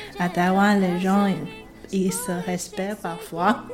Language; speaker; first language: French; non-native, fluent; Chinese